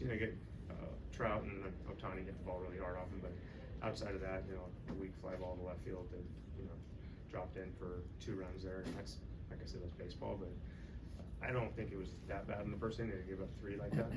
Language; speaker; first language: English; native; English